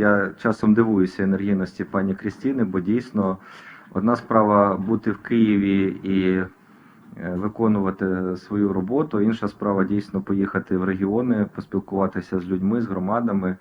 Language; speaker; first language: Ukrainian; native; Ukrainian